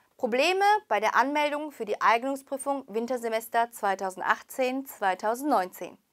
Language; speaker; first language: German; non-native, fluent; Korean